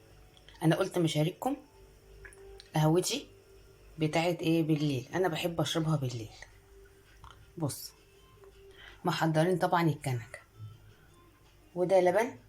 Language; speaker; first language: Arabic; native; Arabic